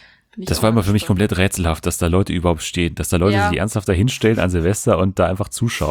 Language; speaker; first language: German; native; German